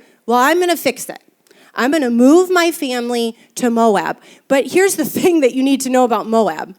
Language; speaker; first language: English; native; English